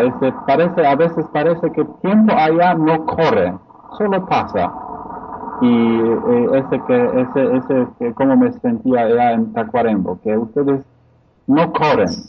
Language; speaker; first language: Spanish; non-native, fluent; Polish